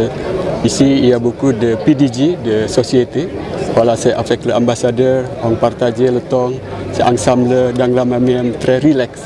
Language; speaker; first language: French; non-native, learner; Indonesian